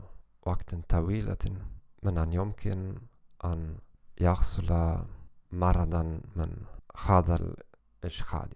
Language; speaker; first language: Arabic; non-native, learner; German